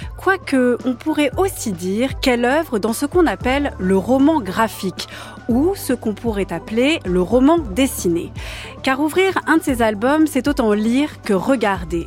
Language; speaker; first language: French; native; French